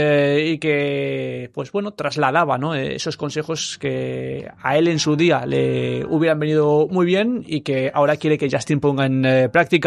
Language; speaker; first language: Spanish; native; Spanish